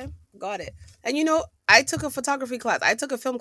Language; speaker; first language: English; non-native, local second language; Igbo